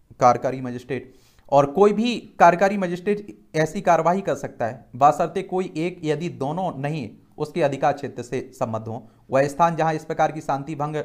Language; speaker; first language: Hindi; native; Hindi